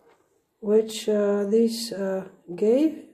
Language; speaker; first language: English; non-native, learner; Slovenian